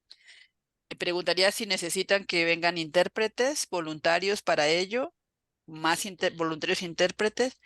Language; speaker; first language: Spanish; native; Spanish